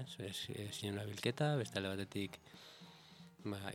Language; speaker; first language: Basque; native; Basque